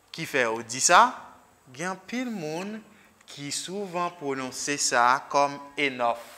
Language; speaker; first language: English; non-native, fluent; Haitian Creole